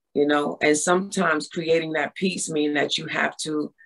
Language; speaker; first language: English; native; English